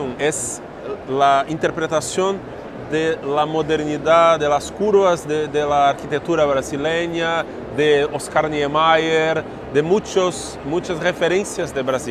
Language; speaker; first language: Spanish; non-native, fluent; Portuguese